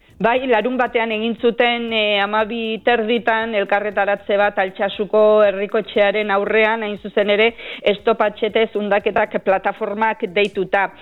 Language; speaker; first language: Basque; native; Basque